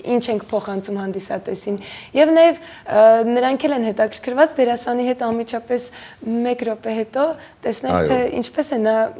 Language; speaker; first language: Armenian; native; Armenian